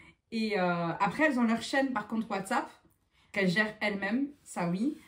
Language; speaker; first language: French; native; French